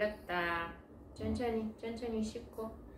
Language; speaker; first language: Korean; non-native, fluent; Russian